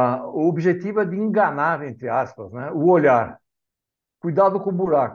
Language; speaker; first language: Portuguese; native; Portuguese